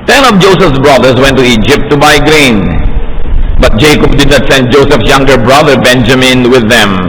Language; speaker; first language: English; non-native, local second language; Filipino